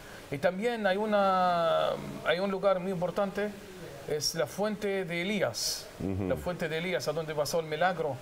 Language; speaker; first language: Spanish; non-native, fluent; Arabic